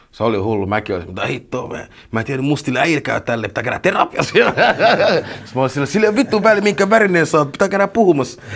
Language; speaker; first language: Finnish; early bilingual, other home language; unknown